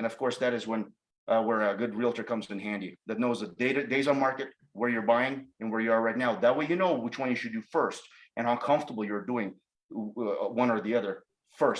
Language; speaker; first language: English; native; English